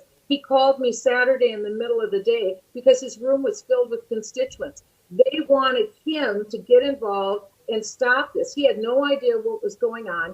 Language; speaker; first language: English; native; English